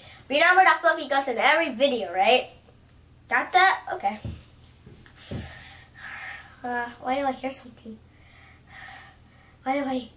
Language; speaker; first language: English; native; English